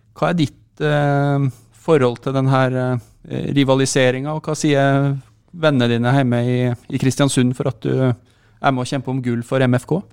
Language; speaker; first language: Norwegian; native; Norwegian